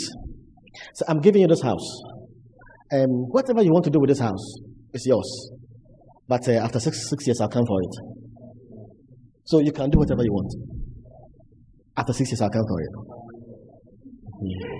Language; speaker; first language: English; non-native, local second language; Akan